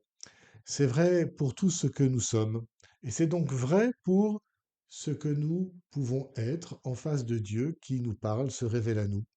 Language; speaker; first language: French; native; French